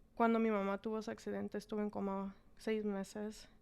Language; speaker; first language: Spanish; early bilingual, heritage; Spanish